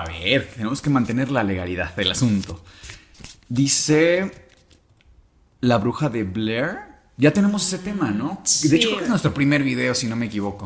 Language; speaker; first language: Spanish; native; Spanish